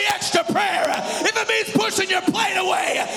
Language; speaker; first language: English; native; English